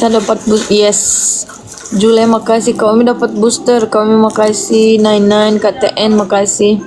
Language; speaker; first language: Indonesian; native; Indonesian